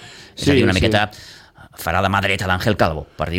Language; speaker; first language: Catalan; native; Catalan